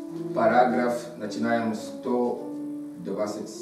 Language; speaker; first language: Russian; non-native, fluent; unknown